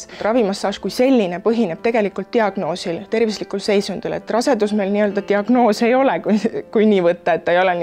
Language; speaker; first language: Estonian; native; Estonian